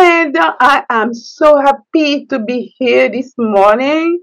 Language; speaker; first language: English; non-native, fluent; Haitian Creole